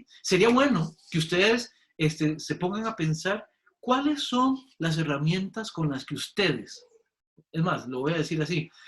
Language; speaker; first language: Spanish; native; Spanish